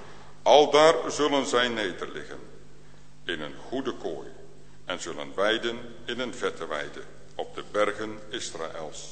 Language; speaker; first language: Dutch; native; Dutch